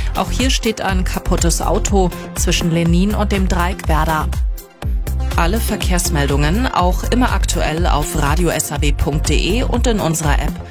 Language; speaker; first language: German; native; German